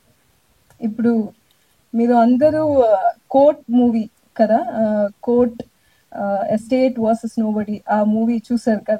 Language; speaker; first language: Telugu; non-native, learner; Tamil